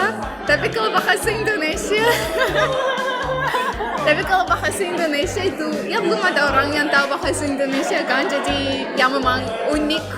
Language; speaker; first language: Indonesian; non-native, fluent; Russian